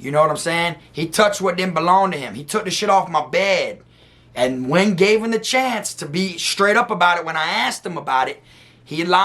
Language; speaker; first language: English; native; English